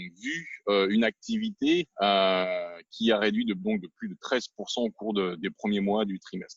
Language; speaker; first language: French; native; French